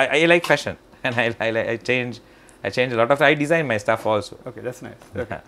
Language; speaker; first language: English; non-native, local second language; Sinhala